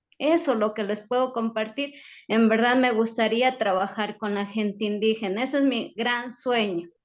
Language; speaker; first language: Spanish; native; Spanish